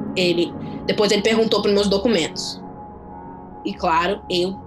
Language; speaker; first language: Portuguese; non-native, fluent; English